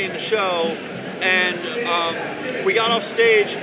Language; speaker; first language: English; native; English